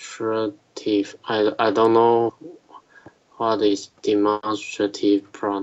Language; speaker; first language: English; non-native, learner; Chinese